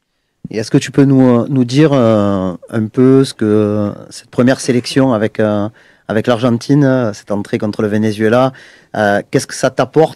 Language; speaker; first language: French; native; French